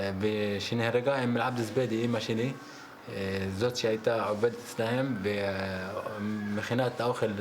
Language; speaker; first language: Hebrew; non-native, local second language; Arabic